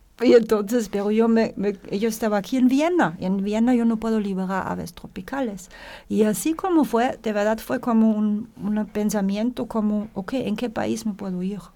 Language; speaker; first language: Spanish; non-native, fluent; German